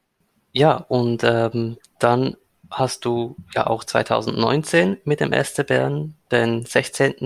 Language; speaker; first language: German; native; German